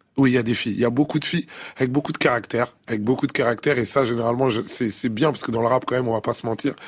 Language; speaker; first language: French; early bilingual, other home language; Lingala